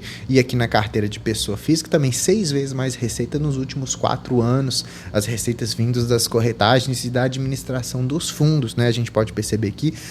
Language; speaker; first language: Portuguese; native; Portuguese